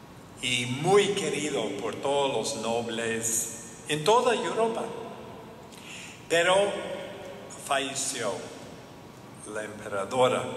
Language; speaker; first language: Spanish; non-native, learner; English